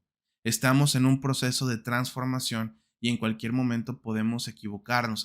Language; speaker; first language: Spanish; native; Spanish